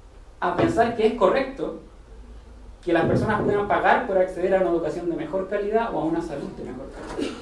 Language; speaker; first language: Spanish; native; Spanish